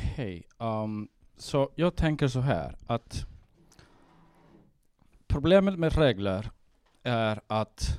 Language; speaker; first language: Swedish; early bilingual, heritage; Swedish